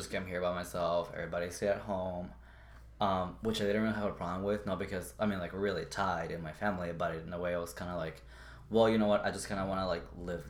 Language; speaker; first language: English; non-native, fluent; Spanish